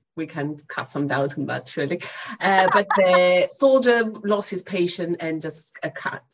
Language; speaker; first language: English; non-native, fluent; Greek